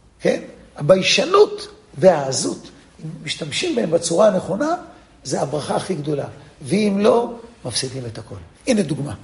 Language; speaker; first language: Hebrew; non-native, fluent; English